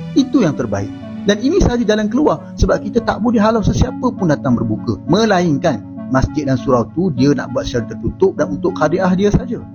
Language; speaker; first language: Malay; native; Malay